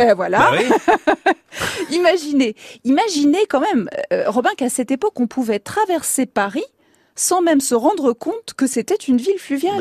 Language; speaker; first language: French; native; French